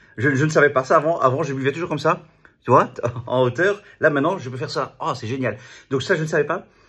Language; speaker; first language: French; native; French